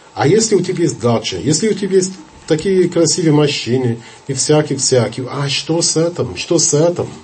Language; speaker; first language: Russian; non-native, fluent; English